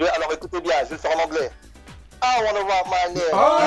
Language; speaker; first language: French; native; French